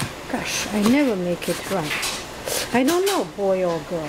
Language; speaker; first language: English; non-native, fluent; Chinese